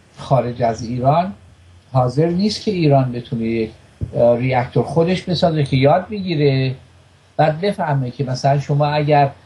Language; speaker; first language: Persian; native; Persian